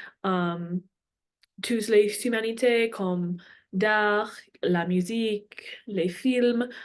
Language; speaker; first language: French; non-native, learner; English